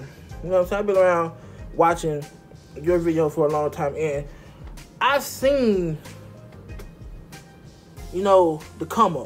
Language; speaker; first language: English; native; English